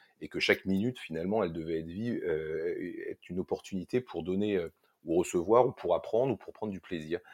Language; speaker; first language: French; native; French